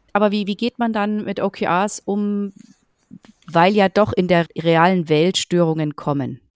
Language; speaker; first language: German; native; German